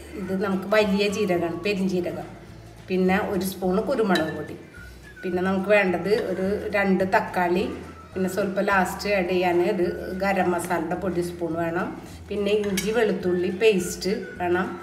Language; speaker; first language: Malayalam; native; Malayalam